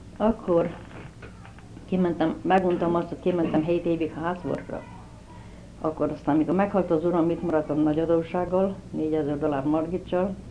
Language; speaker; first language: Hungarian; native; Hungarian